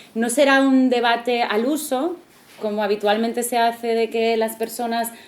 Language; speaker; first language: Spanish; non-native, local second language; Catalan